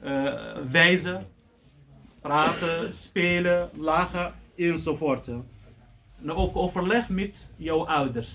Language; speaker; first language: Dutch; non-native, fluent; Arabic